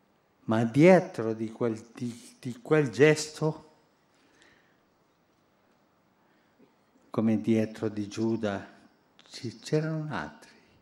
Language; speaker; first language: Italian; non-native, fluent; Spanish